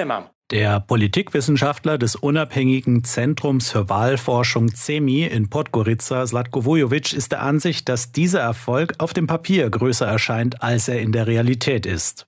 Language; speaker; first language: German; native; German